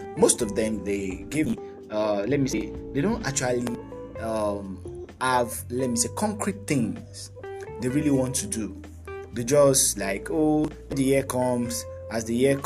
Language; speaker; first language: English; non-native, local second language; Yoruba